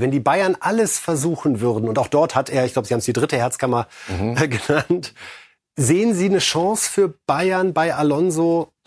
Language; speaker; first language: German; native; German